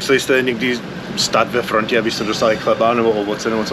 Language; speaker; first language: Czech; non-native, fluent; English